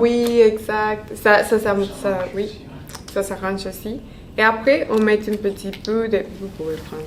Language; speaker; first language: French; non-native, learner; Spanish